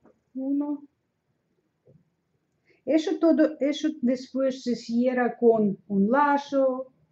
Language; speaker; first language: Spanish; non-native, learner; Russian